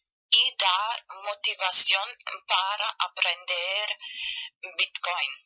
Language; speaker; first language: Spanish; non-native, fluent; German